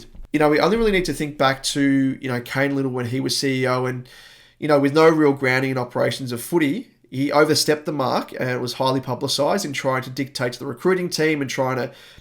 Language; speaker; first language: English; native; English